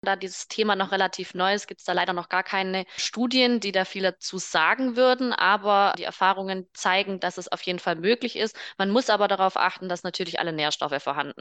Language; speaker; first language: German; native; German